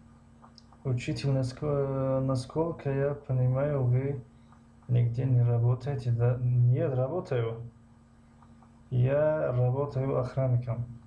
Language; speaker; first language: Russian; non-native, learner; Persian